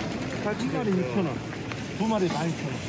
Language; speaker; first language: Korean; non-native, learner; Vietnamese